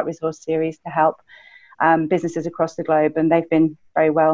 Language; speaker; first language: English; native; English